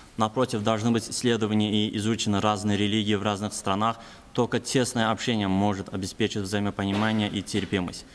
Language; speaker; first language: Russian; non-native, local second language; Azerbaijani